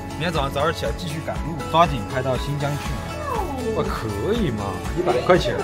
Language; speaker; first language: Chinese; native; Chinese